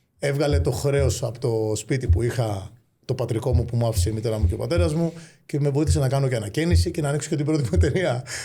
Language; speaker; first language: Greek; native; Greek